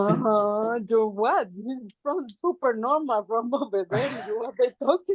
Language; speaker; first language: English; non-native, learner; Spanish